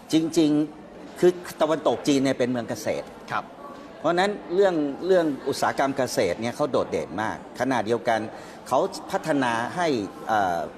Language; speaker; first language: Thai; native; Thai